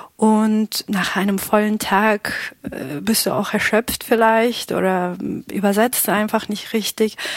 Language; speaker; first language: German; non-native, fluent; Pashto